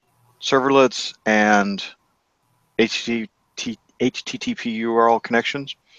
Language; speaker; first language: English; native; English